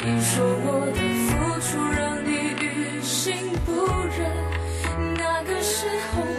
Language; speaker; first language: Chinese; native; Chinese